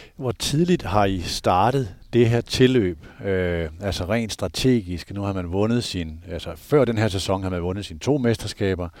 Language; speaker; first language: Danish; native; Danish